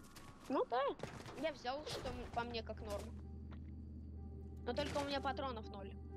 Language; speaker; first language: Russian; native; Russian